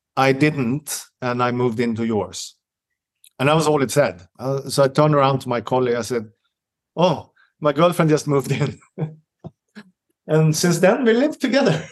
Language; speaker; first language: English; non-native, fluent; Swedish